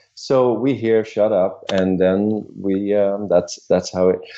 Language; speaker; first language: English; non-native, fluent; Swedish